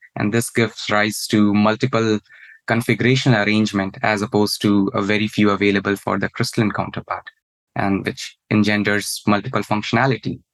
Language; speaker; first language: English; non-native, local second language; Hindi